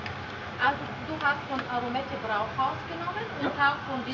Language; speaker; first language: German; non-native, fluent; Bulgarian